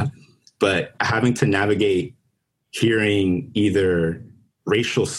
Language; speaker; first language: English; non-native, fluent; Spanish